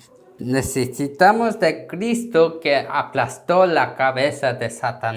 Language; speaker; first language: Spanish; non-native, learner; Korean